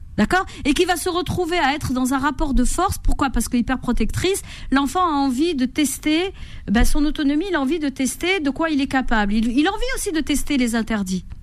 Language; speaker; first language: French; native; French